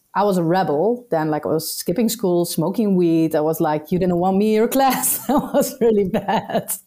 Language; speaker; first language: English; non-native, fluent; Dutch